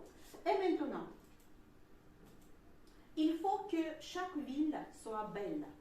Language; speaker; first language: French; non-native, fluent; Russian